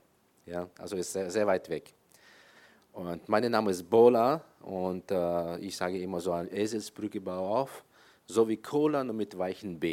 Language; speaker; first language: German; non-native, fluent; Kyrgyz